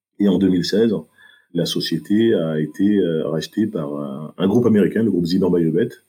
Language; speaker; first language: French; early bilingual, other home language; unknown